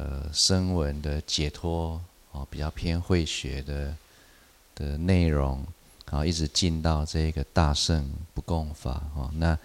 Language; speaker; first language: Chinese; native; Chinese